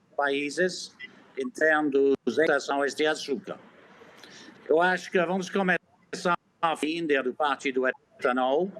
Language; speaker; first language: Portuguese; non-native, fluent; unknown